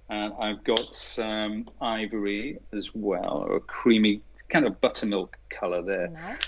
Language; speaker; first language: English; native; English